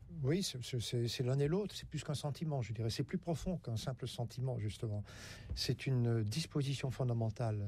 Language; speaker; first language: French; native; French